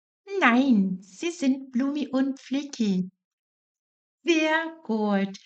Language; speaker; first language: German; non-native, fluent; Portuguese